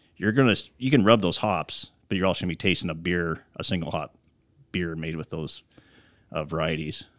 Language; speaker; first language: English; native; English